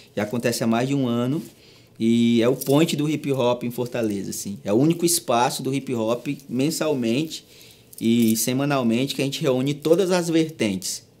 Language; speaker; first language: Portuguese; native; Portuguese